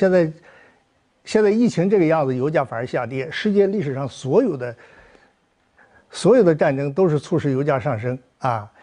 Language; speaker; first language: Chinese; native; Chinese